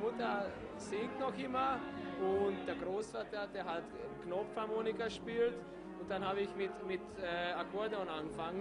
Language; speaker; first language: German; non-native, local second language; Hungarian